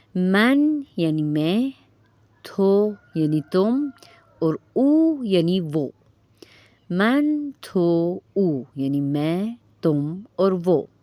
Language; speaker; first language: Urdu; non-native, fluent; Persian